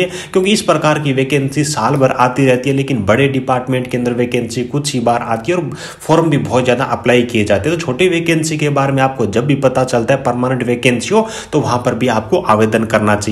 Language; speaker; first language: Hindi; native; Hindi